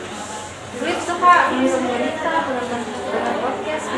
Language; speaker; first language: Indonesian; native; Indonesian